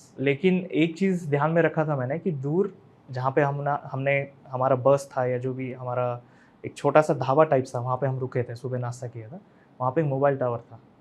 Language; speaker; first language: Hindi; non-native, local second language; Marathi